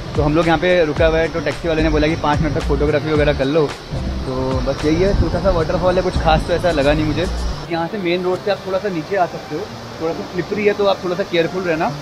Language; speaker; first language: Hindi; native; Hindi